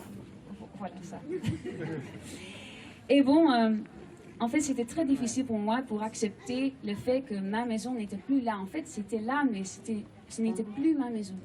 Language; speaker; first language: French; non-native, fluent; Dutch